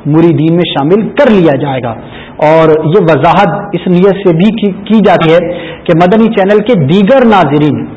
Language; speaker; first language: Urdu; native; Urdu